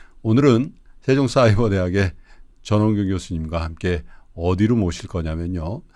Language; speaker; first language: Korean; native; Korean